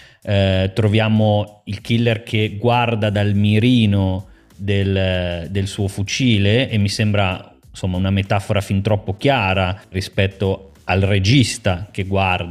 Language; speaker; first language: Italian; native; Italian